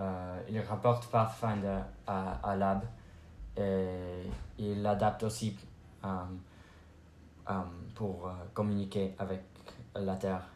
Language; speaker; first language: French; non-native, learner; English